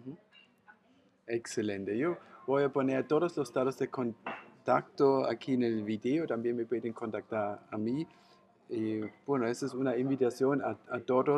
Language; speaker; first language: Spanish; non-native, fluent; German